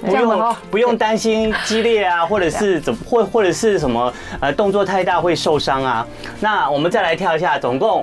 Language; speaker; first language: Chinese; native; Chinese